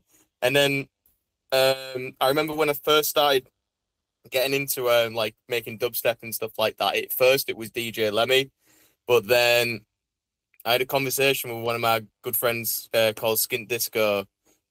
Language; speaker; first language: English; native; English